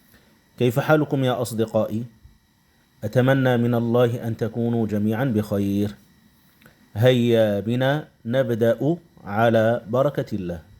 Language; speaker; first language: Arabic; non-native, fluent; Indonesian